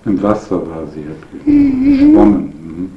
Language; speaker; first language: German; native; German